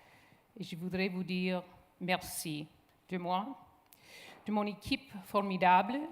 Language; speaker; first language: French; non-native, local second language; English